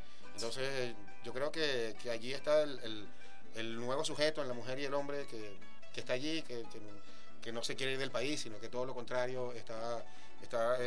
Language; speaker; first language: Spanish; native; Spanish